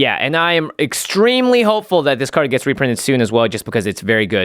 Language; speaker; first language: English; native; English